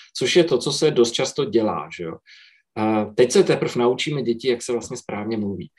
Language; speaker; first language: Czech; native; Czech